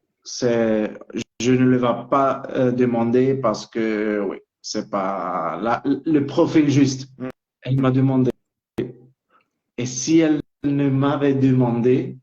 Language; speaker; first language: French; non-native, local second language; Italian